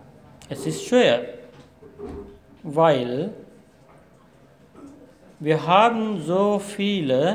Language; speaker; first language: German; non-native, fluent; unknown